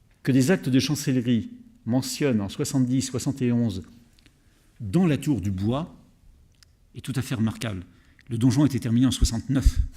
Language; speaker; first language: French; native; French